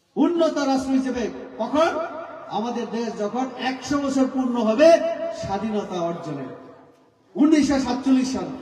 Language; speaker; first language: Bangla; non-native, local second language; Kok Borok